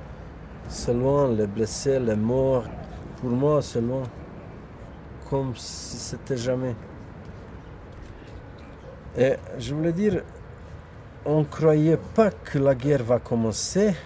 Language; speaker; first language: French; non-native, fluent; Bosnian